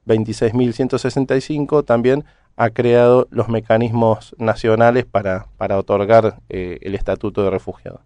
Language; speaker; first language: Spanish; native; Spanish